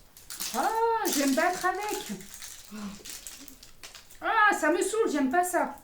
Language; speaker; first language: French; native; French